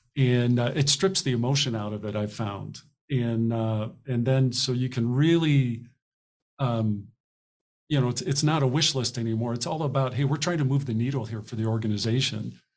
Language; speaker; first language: English; native; English